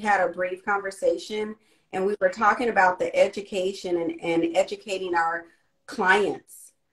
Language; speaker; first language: English; native; English